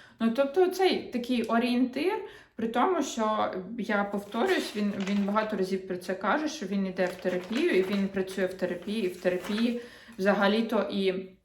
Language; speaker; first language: Ukrainian; non-native, local second language; Russian